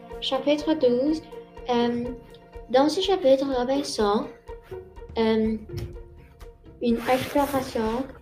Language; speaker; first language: French; non-native, local second language; English